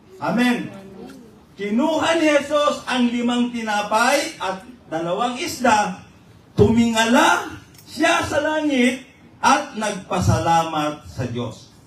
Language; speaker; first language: Filipino; non-native, local second language; Iloko